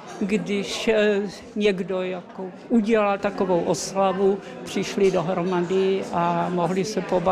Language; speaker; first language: Czech; early bilingual, other home language; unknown